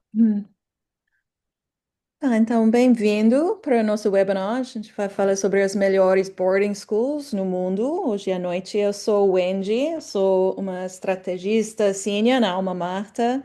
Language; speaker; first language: Portuguese; non-native, fluent; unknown